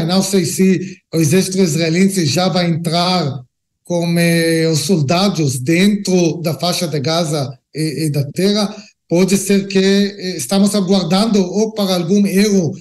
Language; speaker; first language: Portuguese; non-native, learner; Hebrew